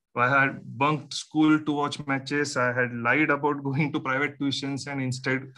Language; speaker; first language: English; non-native, local second language; Marathi